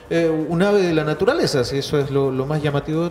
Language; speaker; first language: Spanish; native; Spanish